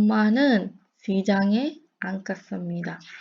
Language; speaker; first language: Korean; non-native, learner; Indonesian